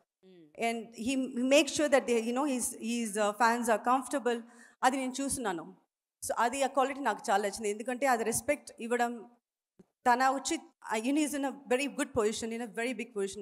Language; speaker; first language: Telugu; non-native, fluent; Tamil